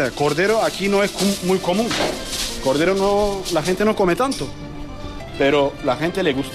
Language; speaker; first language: Spanish; non-native, learner; Turkish